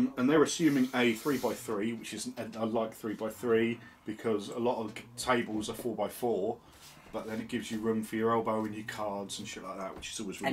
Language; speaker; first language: English; native; English